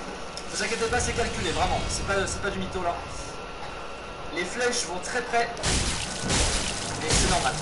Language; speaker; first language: French; native; French